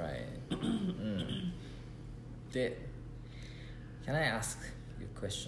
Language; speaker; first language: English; non-native, learner; Japanese